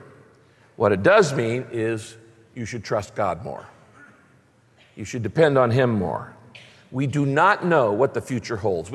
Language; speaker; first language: English; native; English